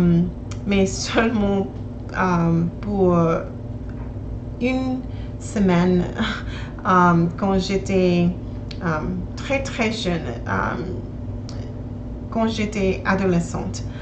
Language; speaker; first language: French; non-native, learner; English